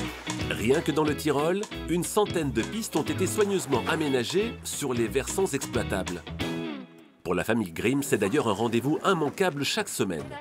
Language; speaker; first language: French; native; French